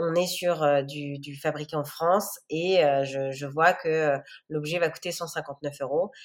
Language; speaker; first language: French; native; French